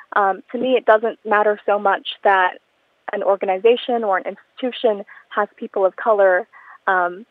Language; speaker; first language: English; non-native, local second language; Filipino